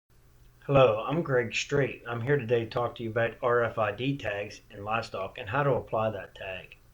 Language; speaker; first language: English; native; English